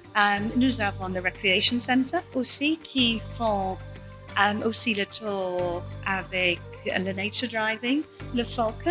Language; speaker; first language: French; non-native, learner; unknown